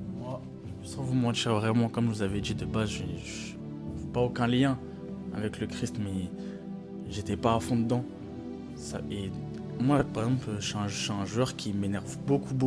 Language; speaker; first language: French; native; French